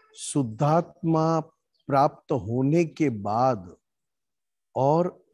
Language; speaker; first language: Hindi; non-native, local second language; Gujarati